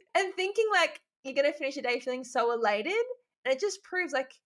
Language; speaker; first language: English; native; English